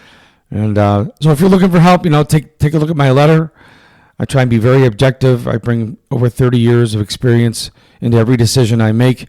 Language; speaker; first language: English; native; English